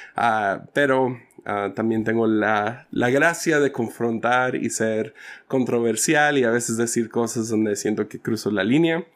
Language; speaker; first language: Spanish; early bilingual, other home language; English